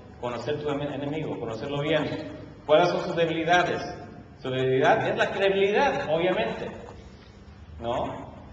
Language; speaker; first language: Spanish; early bilingual, heritage; Spanish